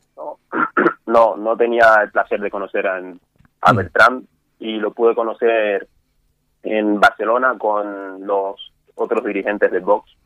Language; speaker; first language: Spanish; non-native, fluent; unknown